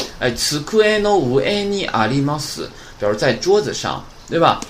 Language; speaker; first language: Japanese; non-native, fluent; Chinese